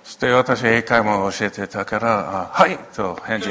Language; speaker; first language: Japanese; non-native, local second language; English